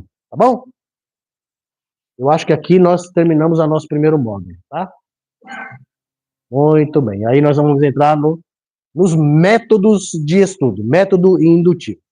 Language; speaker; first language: Portuguese; native; Portuguese